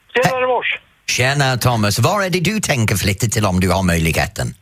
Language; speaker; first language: Swedish; non-native, fluent; English